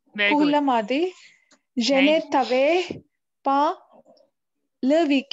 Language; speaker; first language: French; non-native, learner; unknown